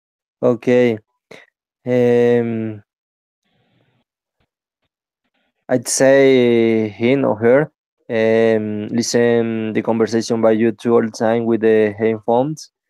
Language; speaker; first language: English; non-native, learner; Spanish